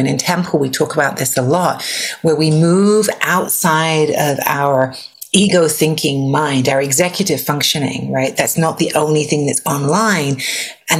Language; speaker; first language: English; native; English